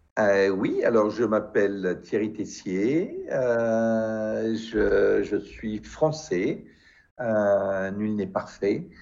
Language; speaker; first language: French; native; French